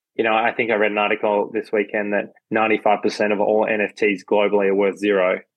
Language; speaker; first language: English; native; English